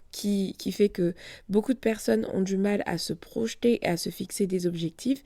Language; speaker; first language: French; native; French